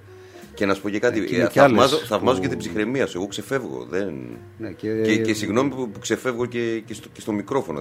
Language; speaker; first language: Greek; native; Greek